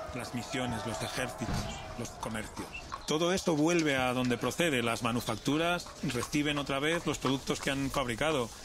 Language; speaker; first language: Spanish; native; Spanish